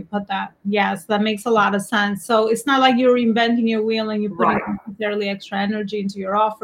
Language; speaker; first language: English; non-native, fluent; Albanian